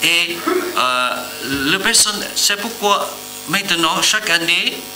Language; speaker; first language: French; non-native, learner; Vietnamese